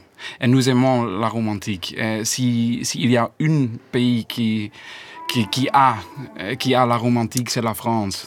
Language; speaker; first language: French; non-native, learner; Dutch